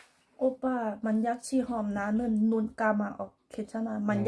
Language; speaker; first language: Korean; non-native, learner; Thai